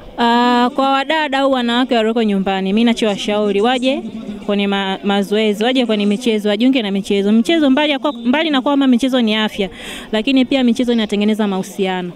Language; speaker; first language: Swahili; native; Swahili